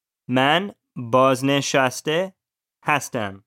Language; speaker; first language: Persian; non-native, learner; English